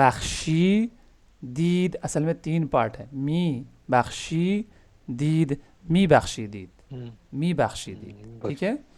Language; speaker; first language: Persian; non-native, fluent; Urdu